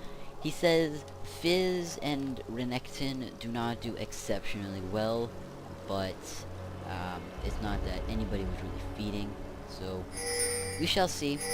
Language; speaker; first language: English; native; English